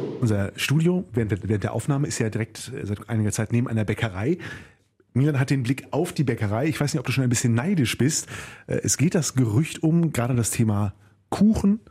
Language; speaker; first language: German; native; German